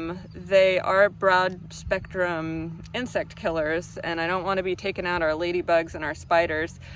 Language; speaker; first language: English; native; English